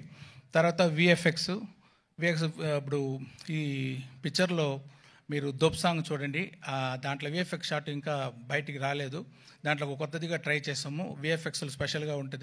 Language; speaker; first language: Telugu; non-native, local second language; Tamil